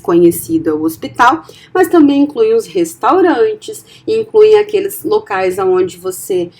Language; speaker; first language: Portuguese; native; Portuguese